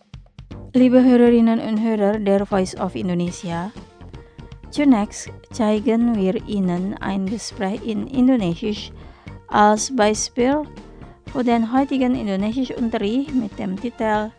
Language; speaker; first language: German; non-native, fluent; Indonesian